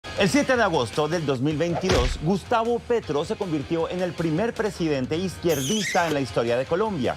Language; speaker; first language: Spanish; native; Spanish